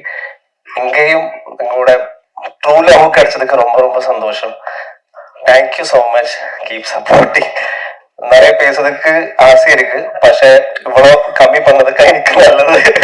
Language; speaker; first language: Tamil; non-native, learner; Malayalam